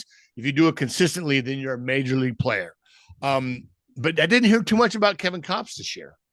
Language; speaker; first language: English; native; English